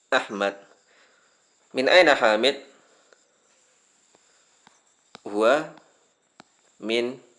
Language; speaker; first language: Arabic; non-native, fluent; Indonesian